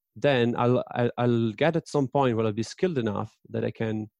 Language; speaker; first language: English; non-native, fluent; Italian